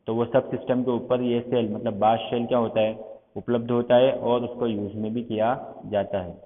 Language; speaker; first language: Hindi; non-native, local second language; Gujarati